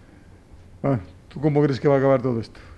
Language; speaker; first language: Spanish; native; Spanish